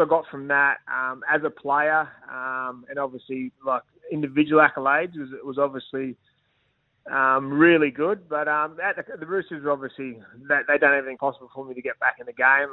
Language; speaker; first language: English; native; English